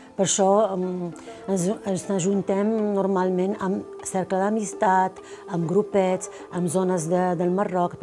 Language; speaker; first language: Catalan; non-native, fluent; Arabic